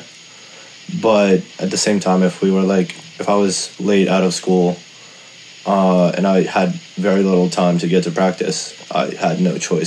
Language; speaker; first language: English; non-native, fluent; Russian